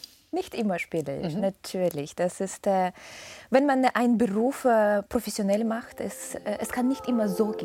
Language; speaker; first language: German; non-native, fluent; Russian